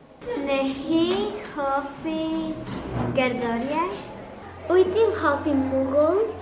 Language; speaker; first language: Welsh; non-native, learner; Spanish